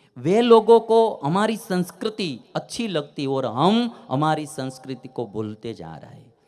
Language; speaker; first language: Hindi; non-native, local second language; Gujarati